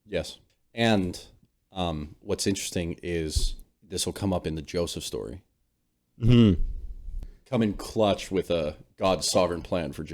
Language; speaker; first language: English; native; English